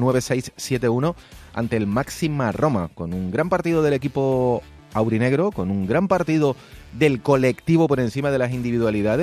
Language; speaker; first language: Spanish; native; Spanish